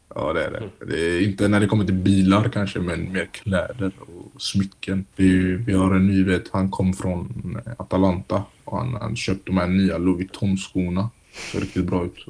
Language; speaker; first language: Swedish; early bilingual, other home language; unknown